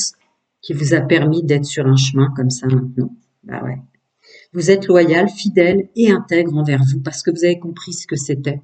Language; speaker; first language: French; native; French